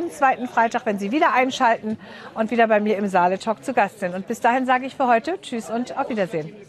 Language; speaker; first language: German; native; German